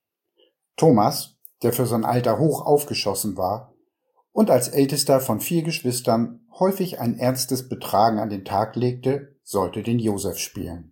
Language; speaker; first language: German; native; German